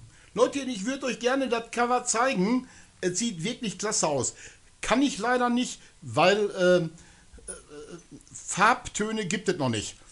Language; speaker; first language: German; native; German